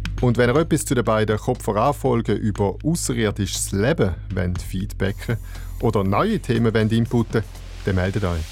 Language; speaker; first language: German; native; German